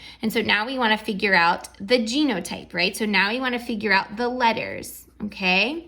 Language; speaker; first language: English; native; English